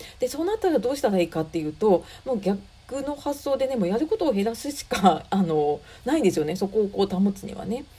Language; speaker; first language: Japanese; native; Japanese